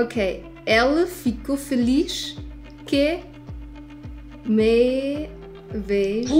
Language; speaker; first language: Portuguese; non-native, learner; German